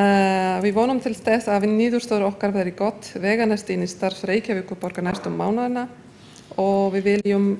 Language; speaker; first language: Icelandic; non-native, fluent; Polish